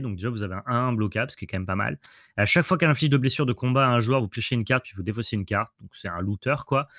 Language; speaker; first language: French; native; French